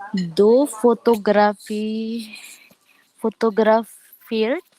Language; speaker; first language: German; non-native, learner; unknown